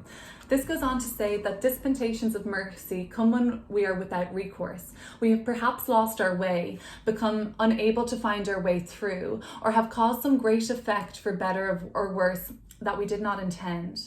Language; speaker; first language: English; native; English